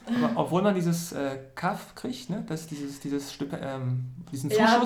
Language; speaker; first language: German; native; German